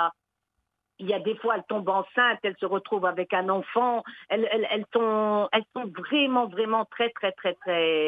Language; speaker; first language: French; early bilingual, other home language; Arabic